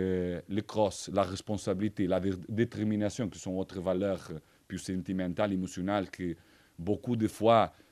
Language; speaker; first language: French; non-native, fluent; Portuguese